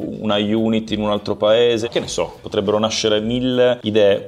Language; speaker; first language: Italian; native; Italian